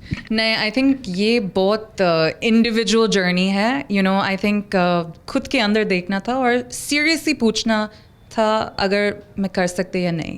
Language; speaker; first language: Hindi; non-native, local second language; English